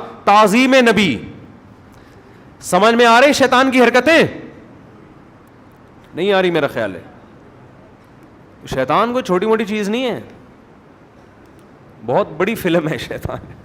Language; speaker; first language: Urdu; native; Urdu